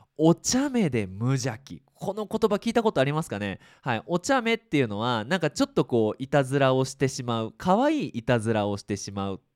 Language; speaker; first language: Japanese; native; Japanese